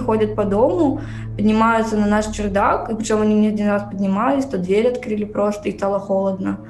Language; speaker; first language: Russian; native; Russian